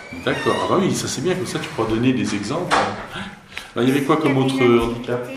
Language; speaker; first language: French; native; French